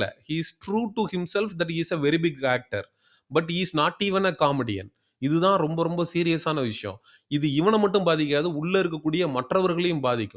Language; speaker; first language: Tamil; native; Tamil